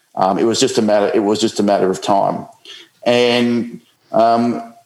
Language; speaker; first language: English; native; English